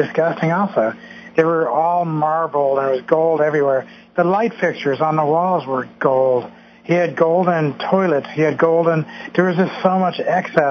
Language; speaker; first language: English; native; English